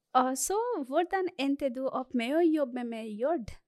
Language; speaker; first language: Norwegian; non-native, fluent; Bangla